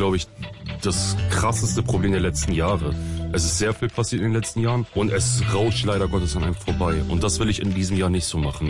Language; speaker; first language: German; early bilingual, other home language; Kurdish